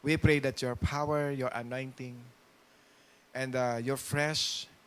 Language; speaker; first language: English; non-native, local second language; Filipino